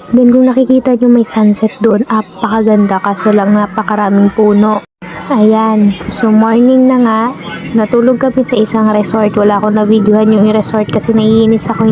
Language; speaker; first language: Filipino; non-native, local second language; Hiligaynon